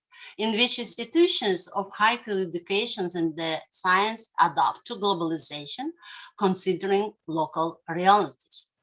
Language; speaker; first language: English; non-native, learner; Russian